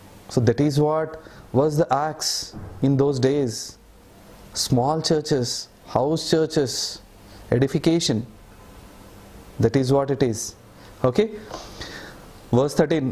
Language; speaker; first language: English; non-native, local second language; Telugu